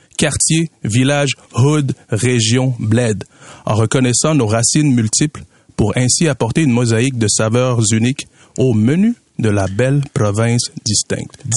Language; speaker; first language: French; early bilingual, other home language; Swahili